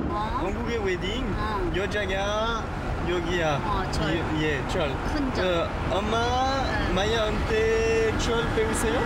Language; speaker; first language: Korean; non-native, learner; French